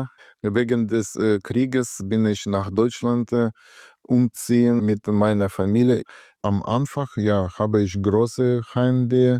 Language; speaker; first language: German; non-native, learner; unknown